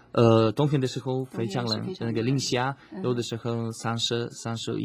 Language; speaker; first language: Chinese; non-native, fluent; Slovak